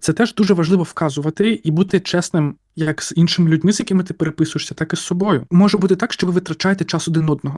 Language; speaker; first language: Ukrainian; native; Ukrainian